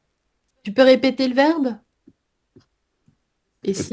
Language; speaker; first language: French; native; French